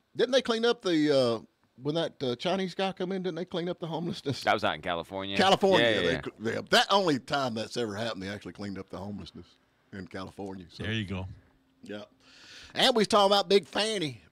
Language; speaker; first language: English; native; English